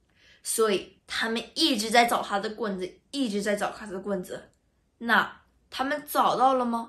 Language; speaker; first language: Chinese; early bilingual, other home language; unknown